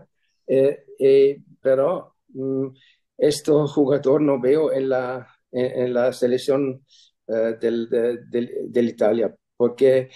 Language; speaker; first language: Spanish; non-native, fluent; German